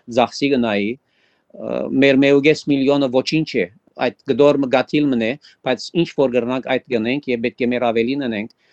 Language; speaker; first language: Armenian; native; Armenian